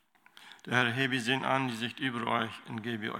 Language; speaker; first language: German; non-native, learner; Low German